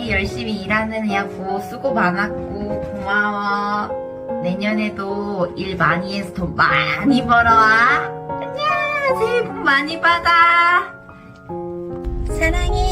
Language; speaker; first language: Korean; native; Korean